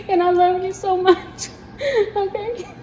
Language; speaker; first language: English; native; English